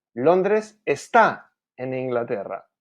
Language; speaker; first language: Spanish; non-native, fluent; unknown